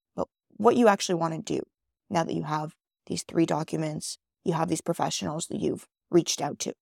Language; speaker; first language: English; native; English